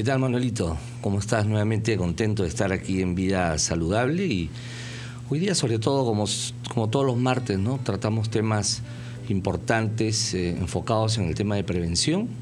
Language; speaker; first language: Spanish; native; Spanish